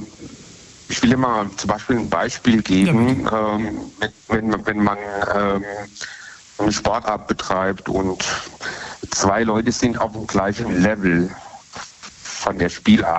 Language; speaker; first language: German; native; German